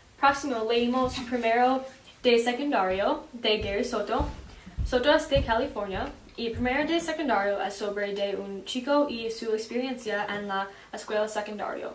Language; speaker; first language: Spanish; non-native, learner; English